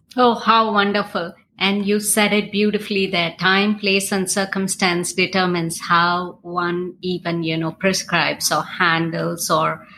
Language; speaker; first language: English; non-native, local second language; Tamil